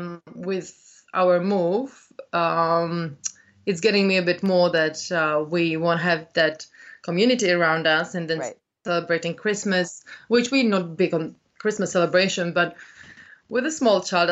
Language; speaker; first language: English; non-native, fluent; Czech